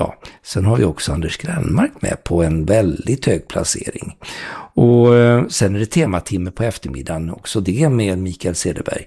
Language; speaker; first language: Swedish; native; Swedish